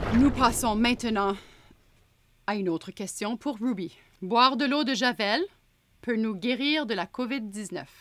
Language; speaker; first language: French; native; French